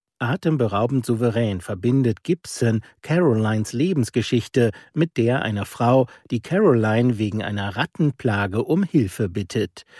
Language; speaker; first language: German; native; German